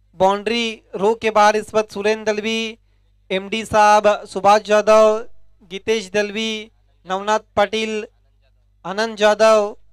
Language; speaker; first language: Hindi; non-native, local second language; Marathi